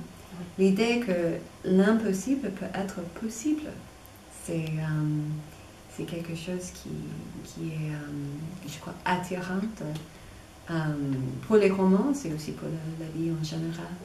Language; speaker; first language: French; non-native, fluent; English